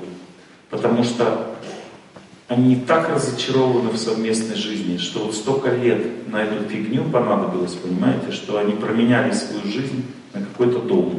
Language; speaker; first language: Russian; native; Russian